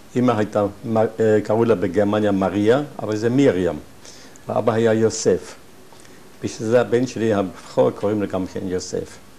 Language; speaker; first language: Hebrew; non-native, fluent; German